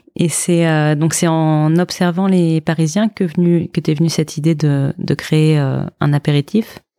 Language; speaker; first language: French; native; French